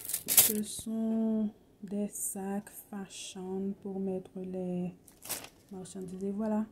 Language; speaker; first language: French; non-native, local second language; Haitian Creole